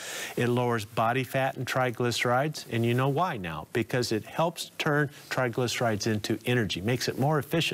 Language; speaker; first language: English; native; English